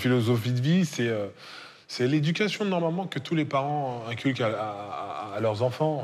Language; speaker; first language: French; native; French